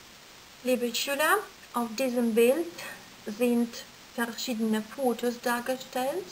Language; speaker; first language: German; non-native, fluent; Russian